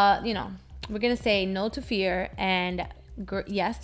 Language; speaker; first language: English; early bilingual, other home language; Spanish